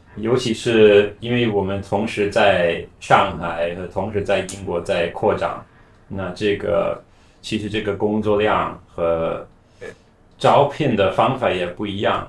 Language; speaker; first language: Chinese; non-native, fluent; English